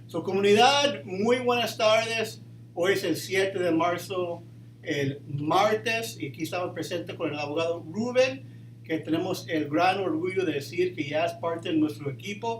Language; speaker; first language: Spanish; early bilingual, heritage; Spanish